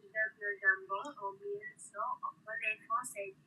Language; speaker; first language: French; non-native, learner; English